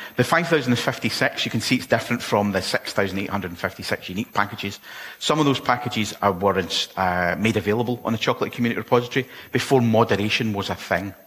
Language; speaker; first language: English; native; English